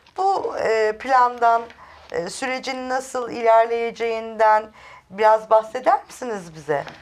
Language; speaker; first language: Turkish; native; Turkish